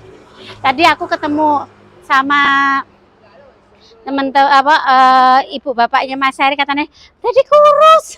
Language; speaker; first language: Indonesian; native; Indonesian